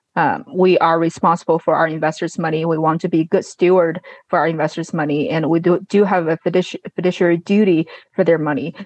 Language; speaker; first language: English; non-native, fluent; Chinese